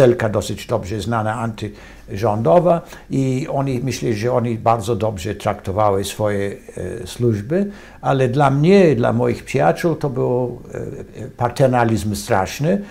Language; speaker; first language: Polish; non-native, fluent; English